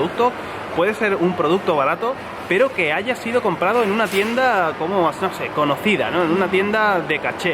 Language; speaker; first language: Spanish; native; Spanish